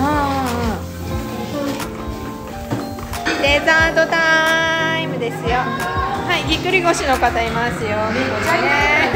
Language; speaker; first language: Japanese; native; Japanese